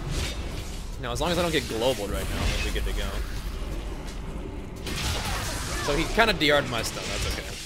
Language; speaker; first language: English; native; English